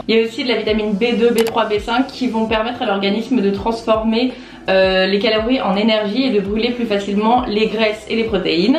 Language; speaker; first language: French; native; French